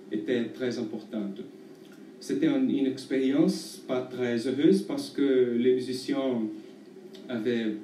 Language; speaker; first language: French; non-native, fluent; Portuguese